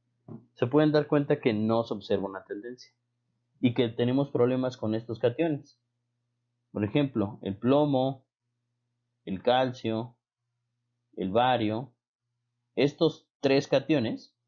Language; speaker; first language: Spanish; native; Spanish